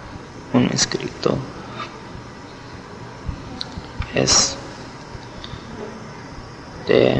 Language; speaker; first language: Spanish; non-native, learner; English